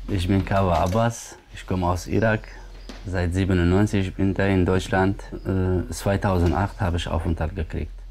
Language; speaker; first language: German; non-native, learner; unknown